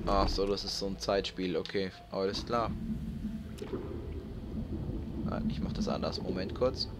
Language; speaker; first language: German; native; German